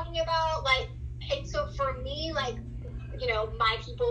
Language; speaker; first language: English; early bilingual, other home language; Spanish